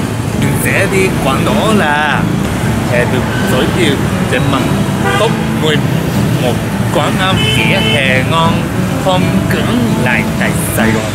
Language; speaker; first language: Vietnamese; non-native, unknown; Japanese